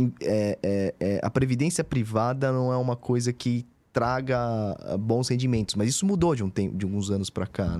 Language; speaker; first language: Portuguese; native; Portuguese